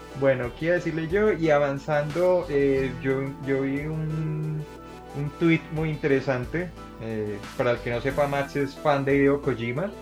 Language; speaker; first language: Spanish; native; Spanish